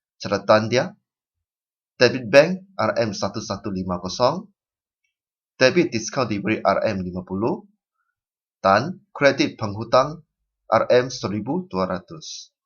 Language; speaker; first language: Malay; non-native, local second language; Chinese